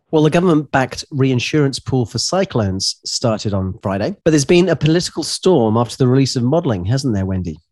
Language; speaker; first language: English; native; English